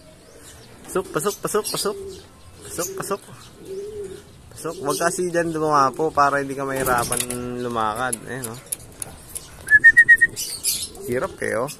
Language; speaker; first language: Filipino; native; Filipino